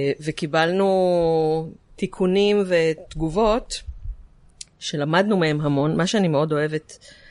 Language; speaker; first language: Hebrew; native; Hebrew